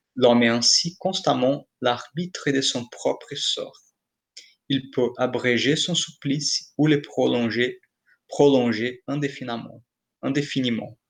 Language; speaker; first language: French; non-native, fluent; Portuguese